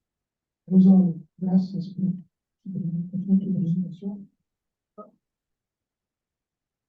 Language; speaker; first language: Spanish; non-native, fluent; Portuguese